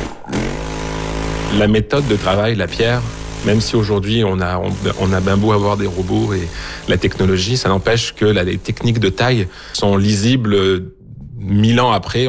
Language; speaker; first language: French; native; French